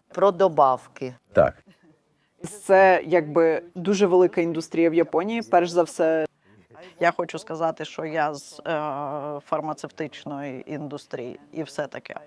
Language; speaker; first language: Ukrainian; native; Ukrainian